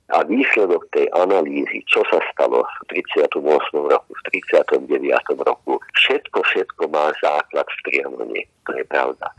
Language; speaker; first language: Slovak; non-native, local second language; Hungarian